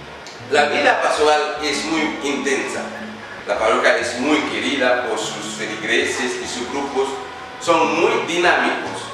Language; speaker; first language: Spanish; non-native, learner; Haitian Creole